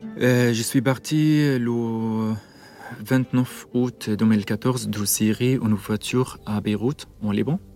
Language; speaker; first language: French; non-native, learner; Arabic